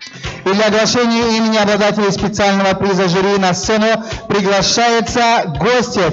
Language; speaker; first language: Russian; native; Russian